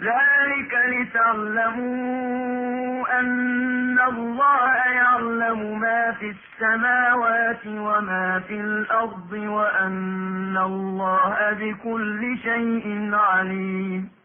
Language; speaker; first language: Arabic; native; Arabic